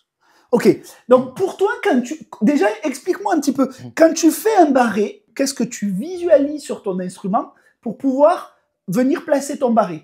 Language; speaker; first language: French; native; French